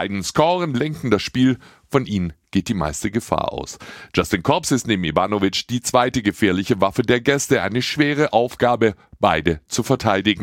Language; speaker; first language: German; native; German